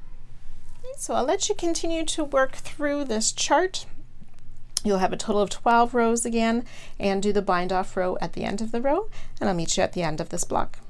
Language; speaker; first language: English; native; English